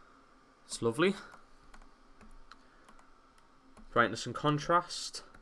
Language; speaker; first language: English; native; English